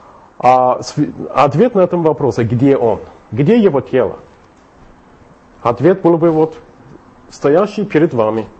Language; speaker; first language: Russian; non-native, fluent; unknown